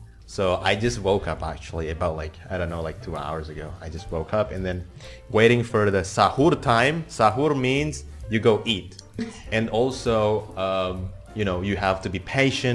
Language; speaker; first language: English; non-native, fluent; Indonesian